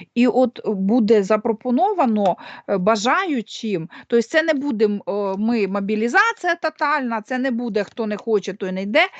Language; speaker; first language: Ukrainian; non-native, local second language; Russian